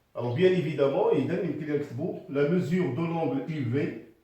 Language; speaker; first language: French; non-native, local second language; Arabic